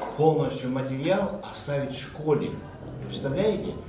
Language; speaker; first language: Russian; non-native, local second language; Kazakh